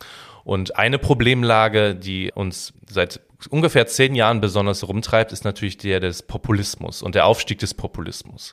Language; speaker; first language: German; native; German